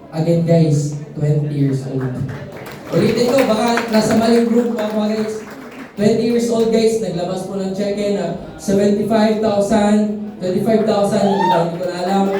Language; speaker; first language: Filipino; non-native, local second language; Cebuano